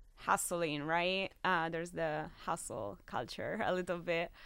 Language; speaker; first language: English; non-native, fluent; Italian